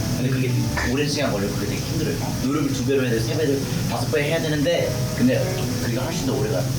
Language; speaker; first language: Korean; early bilingual, heritage; Korean